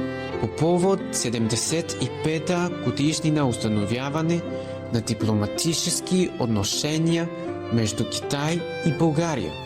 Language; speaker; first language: Bulgarian; non-native, learner; Chinese